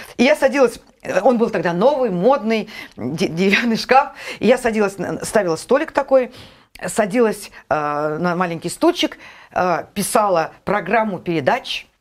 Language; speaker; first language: Russian; native; Russian